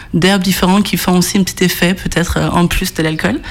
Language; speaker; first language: French; non-native, fluent; Danish